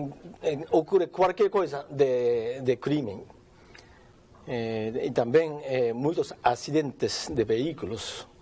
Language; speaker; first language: Portuguese; non-native, learner; Japanese